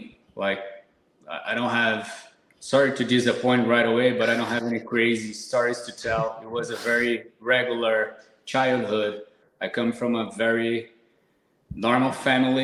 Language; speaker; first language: English; non-native, fluent; Portuguese